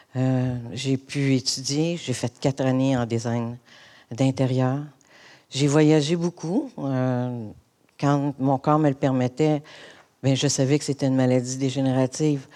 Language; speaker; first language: French; native; French